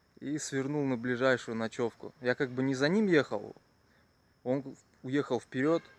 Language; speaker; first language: Russian; native; Russian